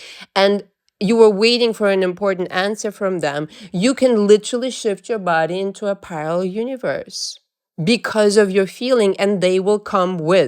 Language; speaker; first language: English; non-native, fluent; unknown